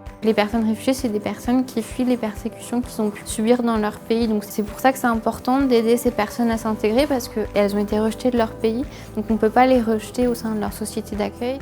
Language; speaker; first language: French; native; French